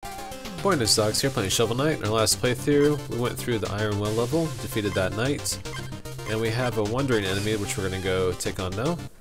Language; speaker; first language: English; native; English